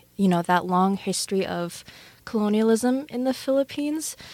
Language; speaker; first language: English; native; English